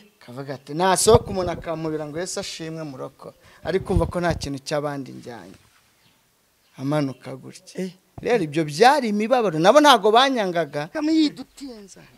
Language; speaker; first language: Kinyarwanda; native; Kinyarwanda